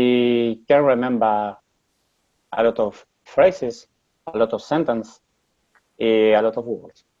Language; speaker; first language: English; non-native, learner; Spanish